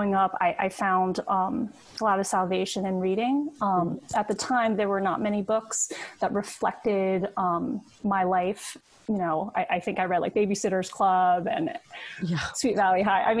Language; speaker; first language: English; early bilingual, other home language; Cantonese